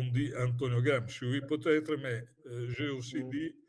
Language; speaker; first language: French; non-native, fluent; Italian